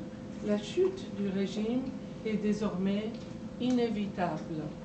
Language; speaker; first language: French; non-native, fluent; Persian